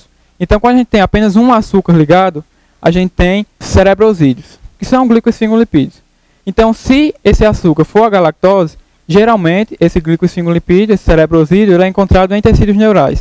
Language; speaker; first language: Portuguese; native; Portuguese